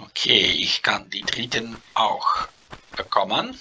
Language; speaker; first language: German; non-native, learner; Dutch